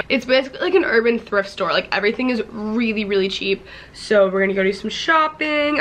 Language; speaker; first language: English; native; English